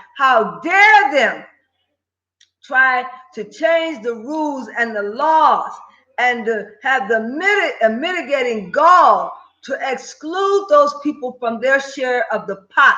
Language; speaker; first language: English; native; English